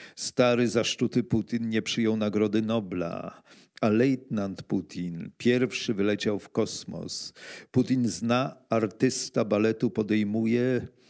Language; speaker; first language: Polish; native; Polish